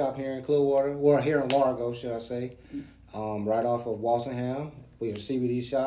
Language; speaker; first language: English; native; English